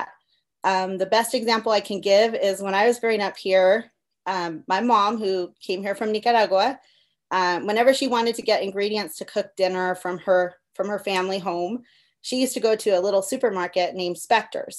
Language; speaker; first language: English; early bilingual, other home language; Spanish